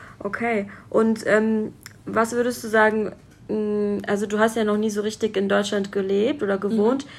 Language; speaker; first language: German; native; German